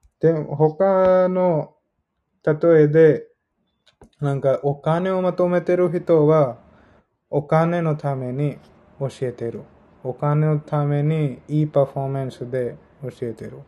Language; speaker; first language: Japanese; non-native, learner; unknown